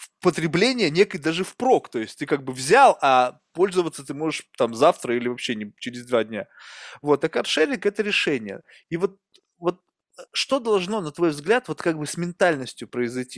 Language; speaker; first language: Russian; native; Russian